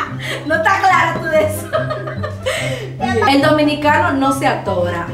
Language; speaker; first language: Spanish; native; Spanish